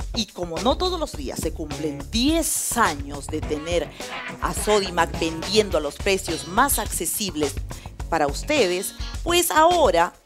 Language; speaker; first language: Spanish; native; Spanish